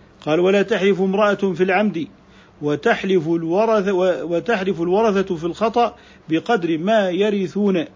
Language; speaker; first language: Arabic; native; Arabic